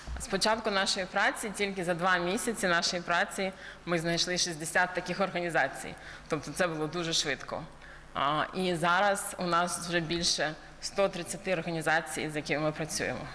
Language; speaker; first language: Ukrainian; early bilingual, heritage; Ukrainian